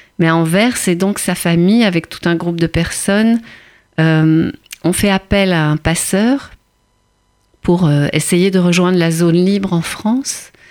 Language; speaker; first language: French; native; French